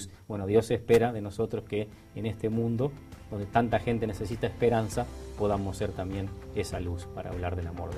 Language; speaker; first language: Spanish; native; Spanish